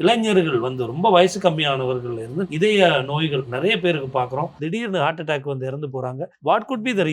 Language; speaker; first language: Tamil; native; Tamil